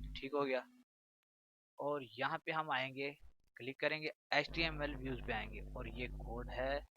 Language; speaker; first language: Urdu; non-native, local second language; Punjabi